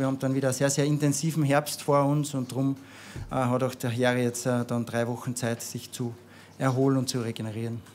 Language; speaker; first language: German; native; German